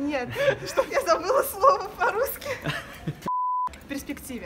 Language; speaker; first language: Russian; native; Russian